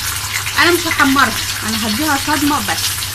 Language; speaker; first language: Arabic; native; Arabic